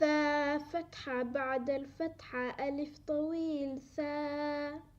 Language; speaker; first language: Arabic; non-native, learner; Somali